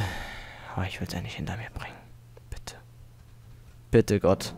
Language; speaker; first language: German; native; German